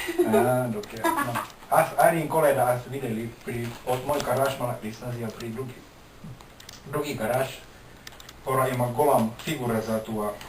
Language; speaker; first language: Bulgarian; non-native, learner; Finnish